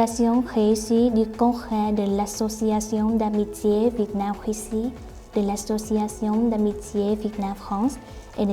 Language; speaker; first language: French; non-native, fluent; Vietnamese